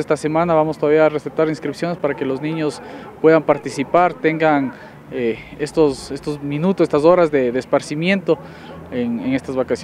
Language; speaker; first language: Spanish; native; Spanish